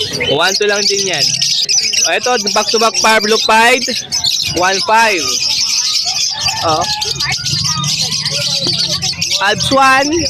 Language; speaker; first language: Filipino; native; Filipino